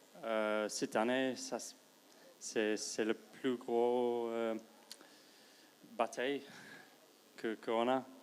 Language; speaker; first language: French; non-native, fluent; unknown